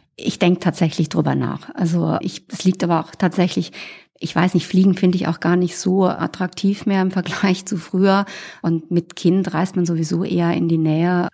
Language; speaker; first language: German; native; German